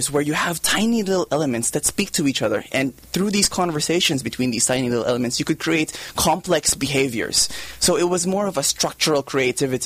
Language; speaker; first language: English; non-native, local second language; Filipino